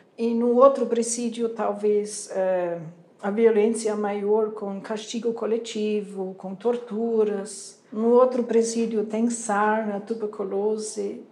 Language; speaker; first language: Portuguese; non-native, fluent; German